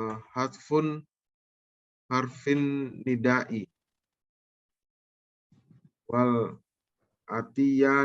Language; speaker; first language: Arabic; non-native, learner; Indonesian